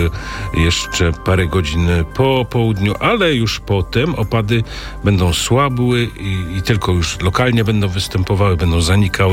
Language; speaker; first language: Polish; native; Polish